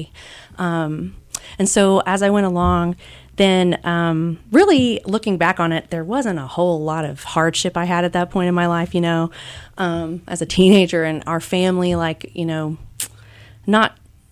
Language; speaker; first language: English; native; English